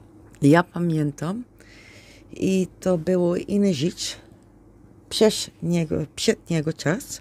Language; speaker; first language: Polish; non-native, learner; Dutch